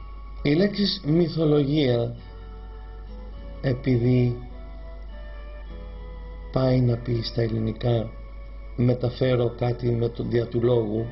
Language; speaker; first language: Greek; native; Greek